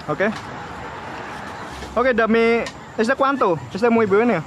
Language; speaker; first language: Spanish; non-native, learner; Indonesian